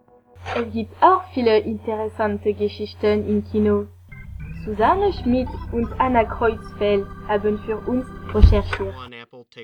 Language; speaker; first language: German; non-native, learner; French